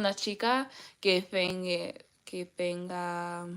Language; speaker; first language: Spanish; non-native, learner; English